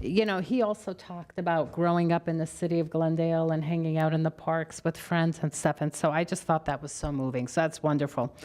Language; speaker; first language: English; native; English